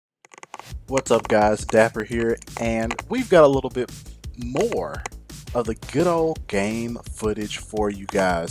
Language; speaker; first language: English; native; English